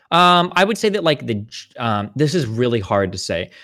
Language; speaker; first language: English; native; English